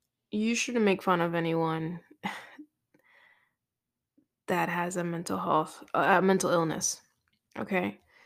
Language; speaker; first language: English; early bilingual, other home language; Spanish